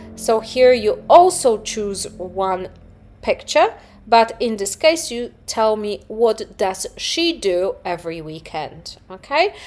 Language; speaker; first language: English; non-native, fluent; Polish